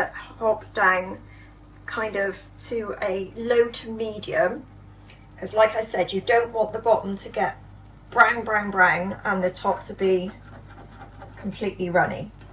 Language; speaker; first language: English; native; English